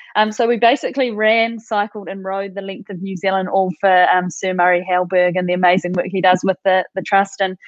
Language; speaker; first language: English; native; English